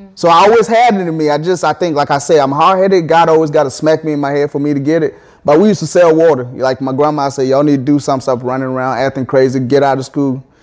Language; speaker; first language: English; early bilingual, other home language; Akan